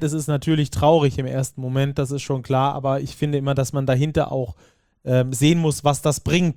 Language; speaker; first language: German; native; German